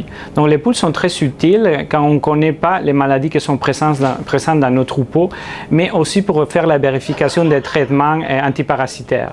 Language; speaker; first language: French; non-native, fluent; Spanish